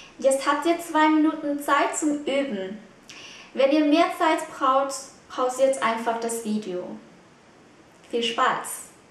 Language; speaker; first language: German; non-native, fluent; Vietnamese